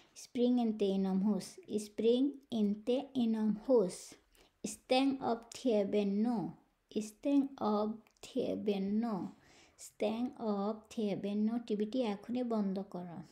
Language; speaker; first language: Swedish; non-native, fluent; Bangla